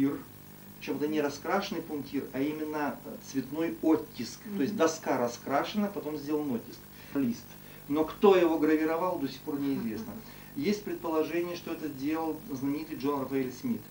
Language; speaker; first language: Russian; native; Russian